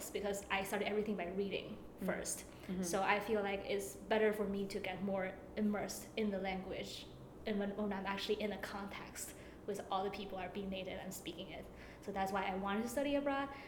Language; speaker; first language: English; non-native, fluent; Chinese